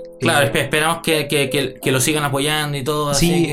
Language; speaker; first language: Spanish; native; Spanish